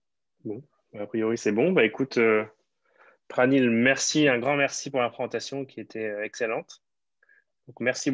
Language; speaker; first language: French; native; French